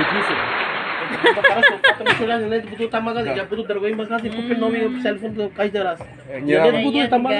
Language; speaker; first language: Russian; non-native, learner; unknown